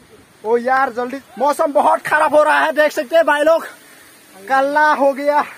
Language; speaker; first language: Hindi; non-native, local second language; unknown